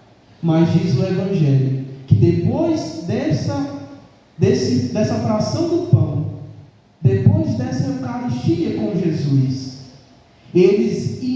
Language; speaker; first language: Portuguese; native; Portuguese